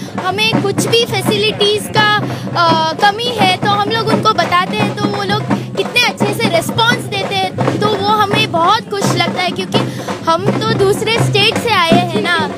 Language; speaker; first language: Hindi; non-native, local second language; Kannada